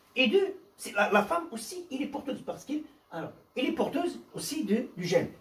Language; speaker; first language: French; non-native, local second language; Arabic